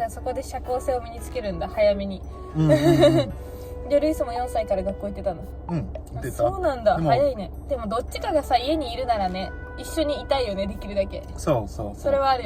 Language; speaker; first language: Japanese; native; Japanese